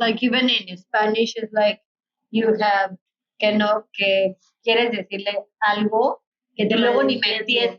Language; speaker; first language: Spanish; native; Spanish